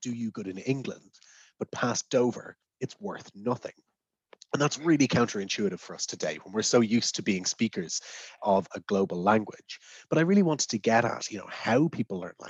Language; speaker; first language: English; native; English